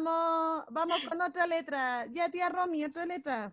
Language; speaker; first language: Spanish; native; Spanish